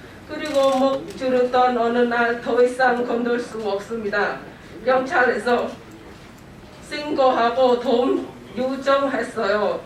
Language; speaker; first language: Korean; non-native, learner; Khmer